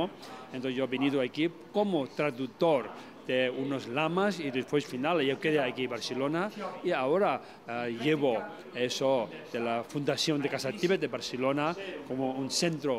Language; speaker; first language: Spanish; non-native, learner; Tibetan